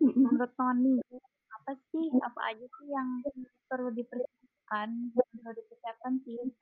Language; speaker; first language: Indonesian; non-native, local second language; Banjar